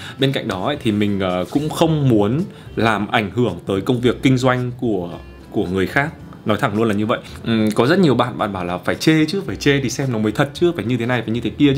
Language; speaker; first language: Vietnamese; native; Vietnamese